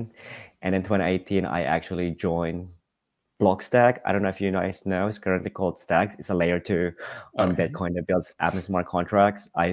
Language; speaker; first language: English; non-native, local second language; Filipino